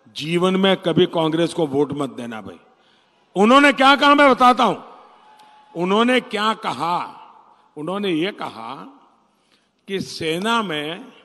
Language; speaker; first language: Hindi; non-native, local second language; Gujarati